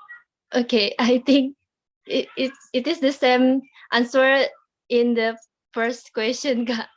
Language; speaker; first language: English; non-native, learner; Indonesian